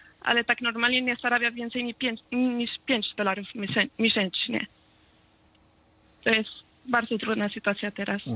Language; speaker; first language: Polish; non-native, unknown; Spanish